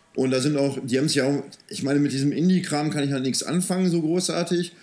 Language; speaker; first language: German; native; German